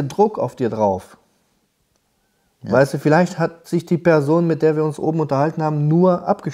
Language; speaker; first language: German; native; German